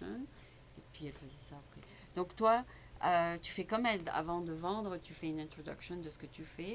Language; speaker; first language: French; native; French